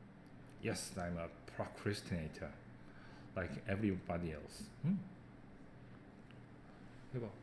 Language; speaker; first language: English; non-native, fluent; Korean